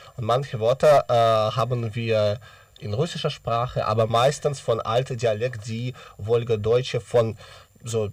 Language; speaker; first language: German; non-native, learner; Russian